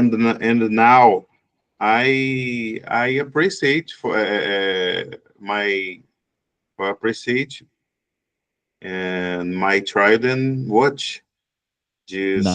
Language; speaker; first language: English; non-native, learner; Portuguese